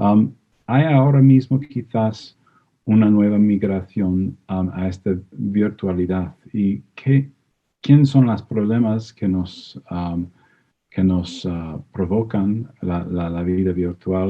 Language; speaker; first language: Spanish; non-native, fluent; English